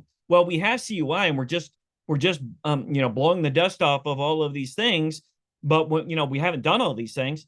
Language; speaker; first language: English; native; English